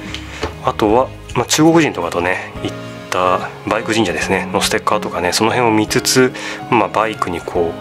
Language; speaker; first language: Japanese; native; Japanese